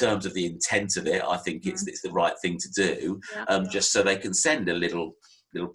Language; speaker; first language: English; native; English